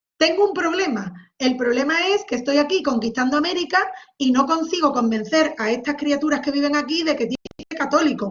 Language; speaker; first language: Spanish; native; Spanish